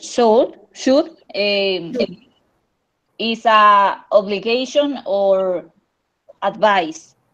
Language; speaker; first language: English; non-native, learner; Spanish